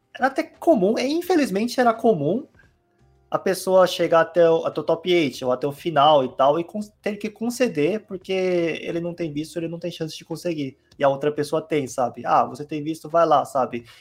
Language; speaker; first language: Portuguese; non-native, fluent; Korean